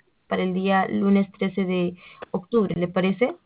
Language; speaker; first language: Spanish; native; Spanish